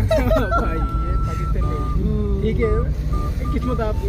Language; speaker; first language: Hindi; non-native, learner; Bangla